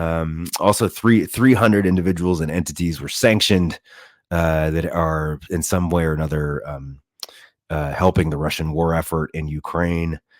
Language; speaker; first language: English; native; English